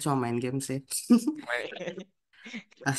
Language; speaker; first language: Indonesian; native; Indonesian